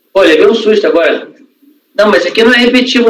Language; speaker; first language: Portuguese; native; Portuguese